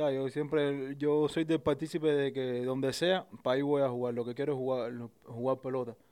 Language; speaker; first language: Spanish; native; Spanish